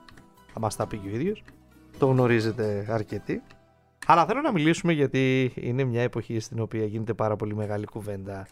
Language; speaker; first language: Greek; native; Greek